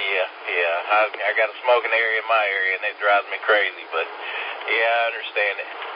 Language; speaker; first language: English; native; English